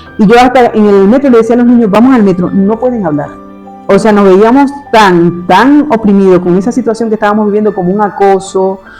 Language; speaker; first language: Spanish; native; Spanish